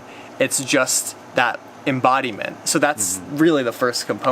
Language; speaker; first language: English; native; English